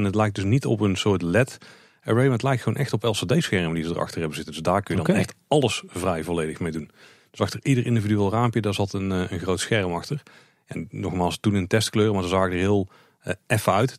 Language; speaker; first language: Dutch; native; Dutch